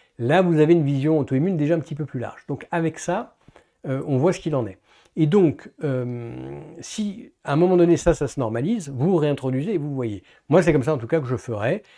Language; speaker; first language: French; native; French